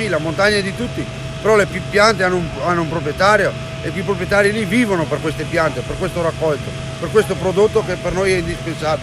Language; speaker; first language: Italian; native; Italian